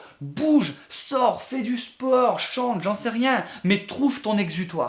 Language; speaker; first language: French; native; French